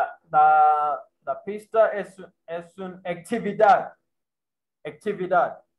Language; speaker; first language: Spanish; non-native, learner; English